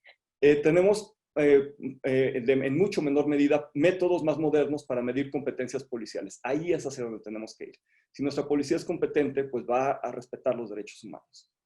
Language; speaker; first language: Spanish; native; Spanish